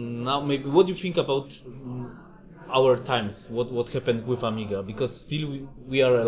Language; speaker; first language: English; non-native, fluent; Polish